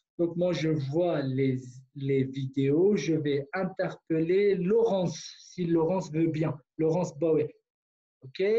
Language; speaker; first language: French; non-native, fluent; Kurdish